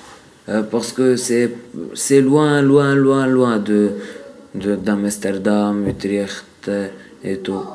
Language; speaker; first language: French; non-native, learner; Arabic